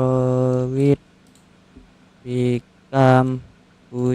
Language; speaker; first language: English; non-native, learner; Indonesian